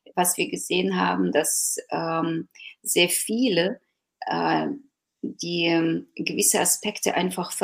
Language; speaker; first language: German; non-native, fluent; Ukrainian